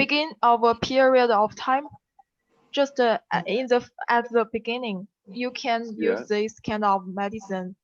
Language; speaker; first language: English; non-native, learner; Chinese